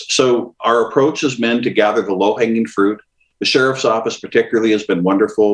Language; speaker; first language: English; native; English